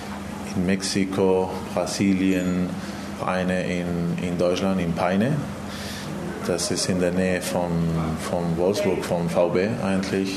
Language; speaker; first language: German; non-native, fluent; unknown